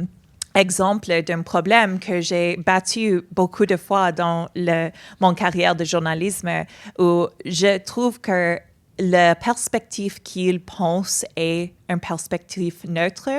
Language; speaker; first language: French; non-native, fluent; English